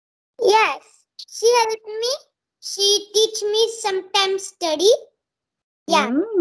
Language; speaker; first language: English; non-native, learner; Marathi